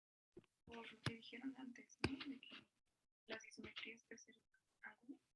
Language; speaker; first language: Spanish; native; Spanish